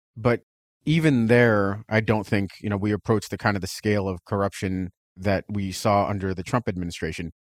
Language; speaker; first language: English; early bilingual, other home language; Russian